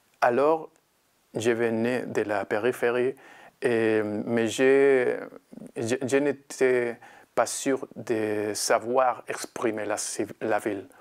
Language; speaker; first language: French; non-native, learner; Spanish